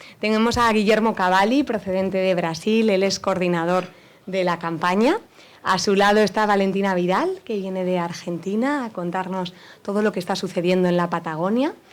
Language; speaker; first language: Spanish; native; Spanish